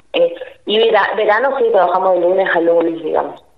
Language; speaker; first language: Spanish; native; Spanish